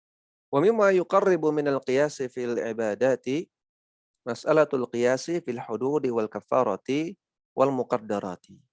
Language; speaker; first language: Arabic; non-native, fluent; Indonesian